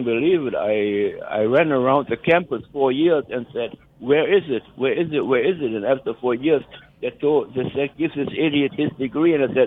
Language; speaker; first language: English; non-native, fluent; German